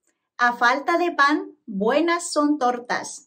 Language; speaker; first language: Spanish; non-native, learner; Japanese